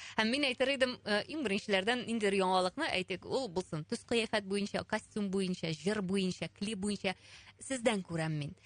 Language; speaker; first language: Tatar; native; Tatar